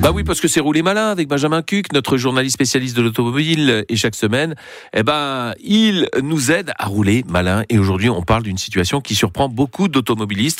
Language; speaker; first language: French; native; French